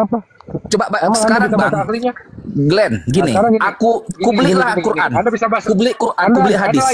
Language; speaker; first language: Indonesian; native; Indonesian